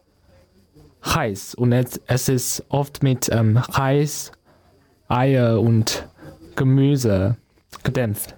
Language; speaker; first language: German; non-native, learner; Chinese